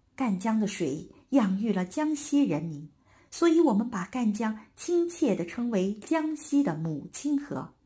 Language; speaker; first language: Chinese; native; Chinese